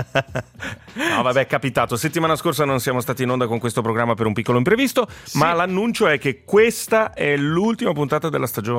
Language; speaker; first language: Italian; native; Italian